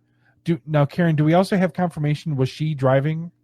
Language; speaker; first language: English; native; English